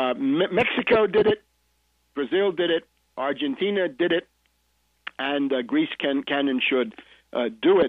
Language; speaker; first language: English; native; English